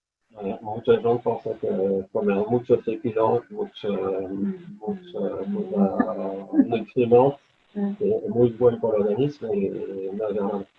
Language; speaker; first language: Spanish; non-native, learner; French